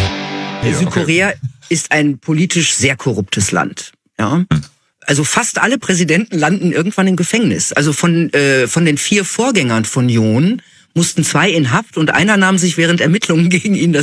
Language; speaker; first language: German; native; German